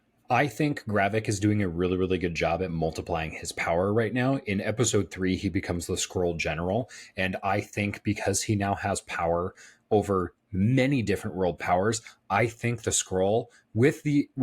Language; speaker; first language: English; native; English